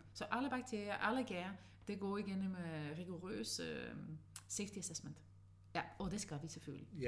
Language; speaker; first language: Danish; non-native, fluent; Dutch